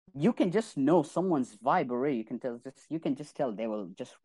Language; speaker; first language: English; non-native, fluent; Arabic